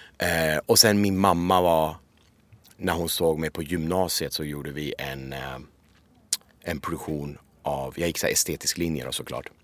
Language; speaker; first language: Swedish; early bilingual, other home language; Persian